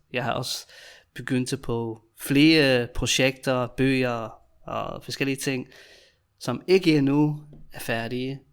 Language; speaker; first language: Danish; native; Danish